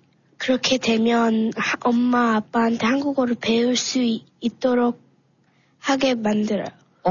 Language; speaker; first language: Korean; early bilingual, heritage; Korean